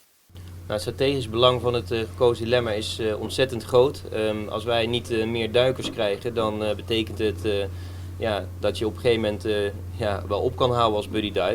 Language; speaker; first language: Dutch; native; Dutch